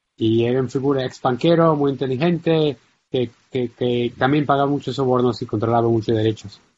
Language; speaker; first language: Spanish; non-native, fluent; English